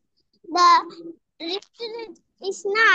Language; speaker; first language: English; non-native, learner; Bangla